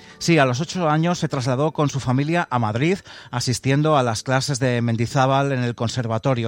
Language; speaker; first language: Spanish; native; Spanish